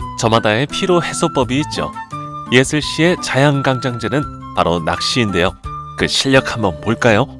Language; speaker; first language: Korean; native; Korean